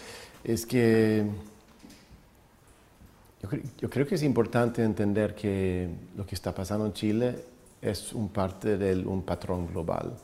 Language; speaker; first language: Spanish; non-native, fluent; Swedish